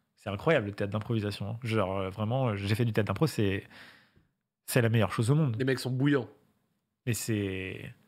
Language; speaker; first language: French; native; French